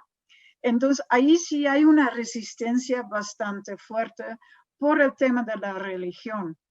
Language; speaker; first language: Spanish; non-native, fluent; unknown